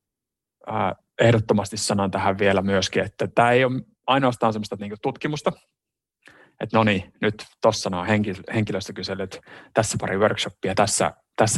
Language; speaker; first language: Finnish; native; Finnish